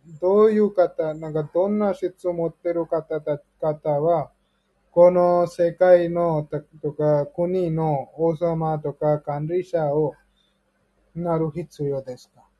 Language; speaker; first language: Japanese; non-native, learner; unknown